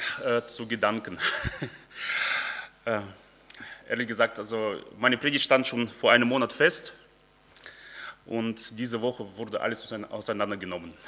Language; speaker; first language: German; early bilingual, other home language; Russian